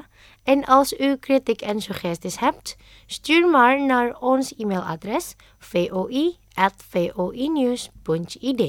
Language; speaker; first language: Dutch; non-native, fluent; Indonesian